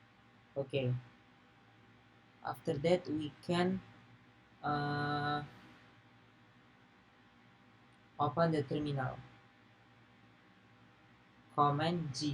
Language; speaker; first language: English; non-native, learner; Indonesian